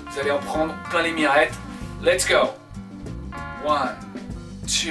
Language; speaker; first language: French; native; French